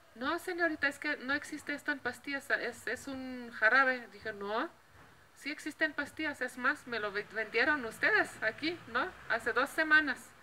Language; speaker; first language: Spanish; non-native, fluent; Slovenian